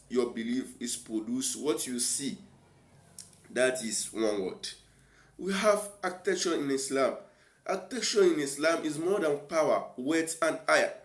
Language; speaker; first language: English; non-native, local second language; Yoruba